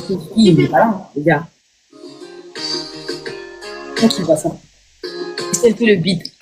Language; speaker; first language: French; native; French